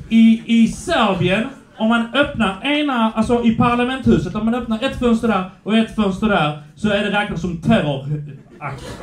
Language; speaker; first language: Swedish; early bilingual, other home language; Polish